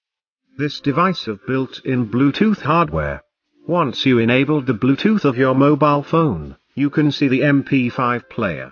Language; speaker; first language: English; non-native, fluent; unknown